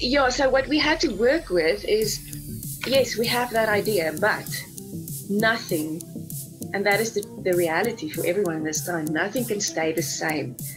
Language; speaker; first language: English; non-native, local second language; Afrikaans